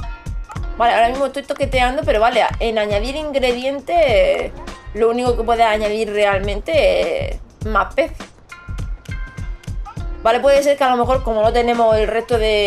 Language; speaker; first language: Spanish; native; Spanish